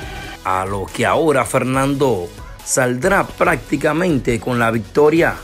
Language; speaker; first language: Spanish; native; Spanish